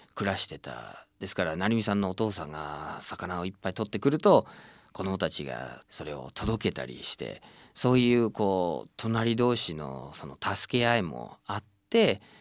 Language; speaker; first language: Japanese; non-native, fluent; English